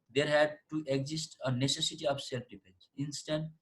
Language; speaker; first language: English; non-native, local second language; Nepali